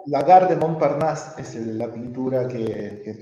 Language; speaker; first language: Spanish; native; Spanish